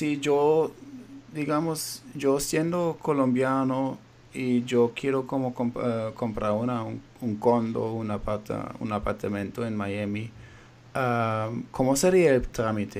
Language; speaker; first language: Spanish; non-native, fluent; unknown